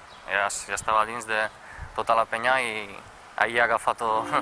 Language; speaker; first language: Catalan; non-native, fluent; Czech